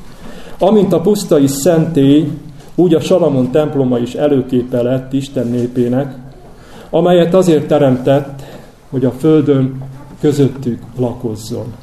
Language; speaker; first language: Hungarian; native; Hungarian